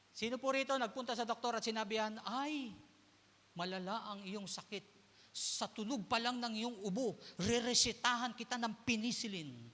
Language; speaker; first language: Filipino; native; Filipino